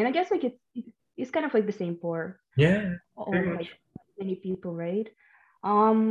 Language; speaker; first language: English; non-native, fluent; Russian